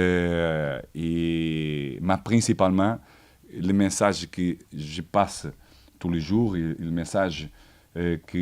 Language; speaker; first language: French; non-native, fluent; Portuguese